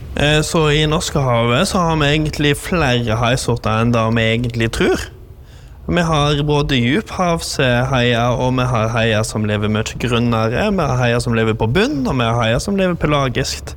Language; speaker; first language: Norwegian; native; Norwegian